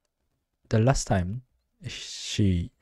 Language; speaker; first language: English; non-native, learner; Japanese